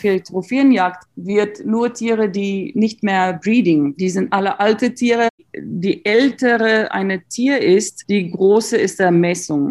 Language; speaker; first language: German; non-native, learner; Afrikaans